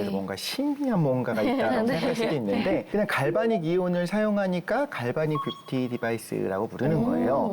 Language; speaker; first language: Korean; native; Korean